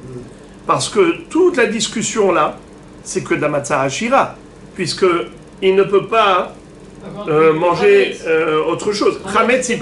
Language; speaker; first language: French; native; French